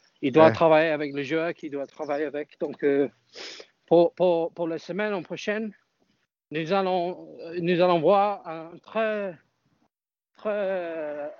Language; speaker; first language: French; non-native, fluent; English